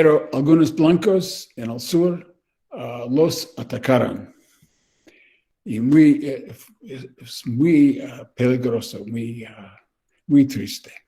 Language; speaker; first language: Spanish; non-native, learner; English